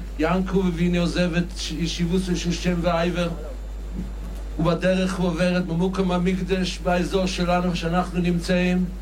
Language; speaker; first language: Hebrew; non-native, local second language; Yiddish